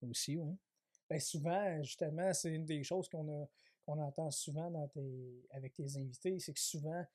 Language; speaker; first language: French; native; French